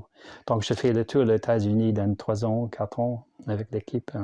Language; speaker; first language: French; non-native, learner; English